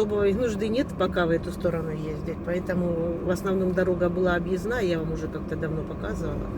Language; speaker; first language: Russian; native; Russian